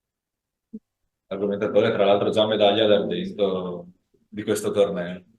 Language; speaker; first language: Italian; native; Italian